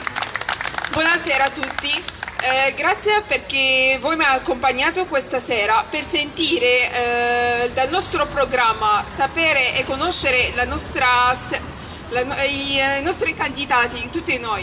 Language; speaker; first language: Italian; early bilingual, other home language; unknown